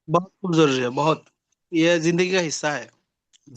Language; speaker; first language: Hindi; non-native, learner; Bangla